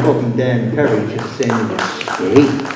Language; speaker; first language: English; native; English